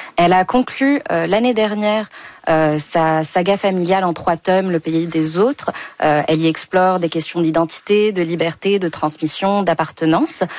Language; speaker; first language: French; native; French